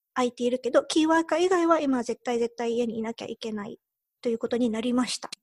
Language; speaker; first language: Japanese; early bilingual, heritage; Japanese